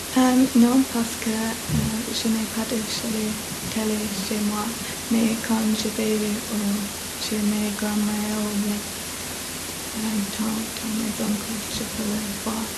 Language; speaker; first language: French; non-native, learner; English